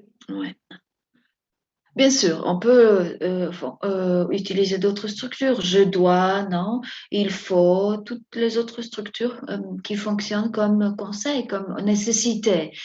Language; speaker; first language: French; non-native, fluent; Spanish